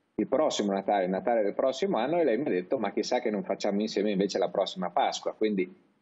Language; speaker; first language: Italian; native; Italian